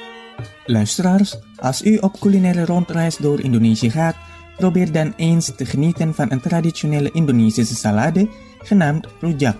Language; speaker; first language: Dutch; non-native, fluent; Indonesian